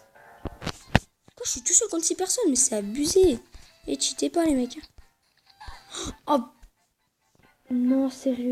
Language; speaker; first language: French; native; French